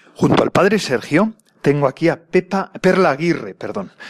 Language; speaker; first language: Spanish; native; Spanish